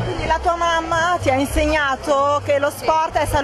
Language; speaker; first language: Italian; native; Italian